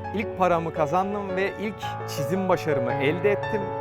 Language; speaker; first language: Turkish; native; Turkish